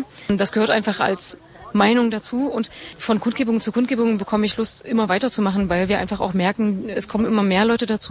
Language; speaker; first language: German; native; German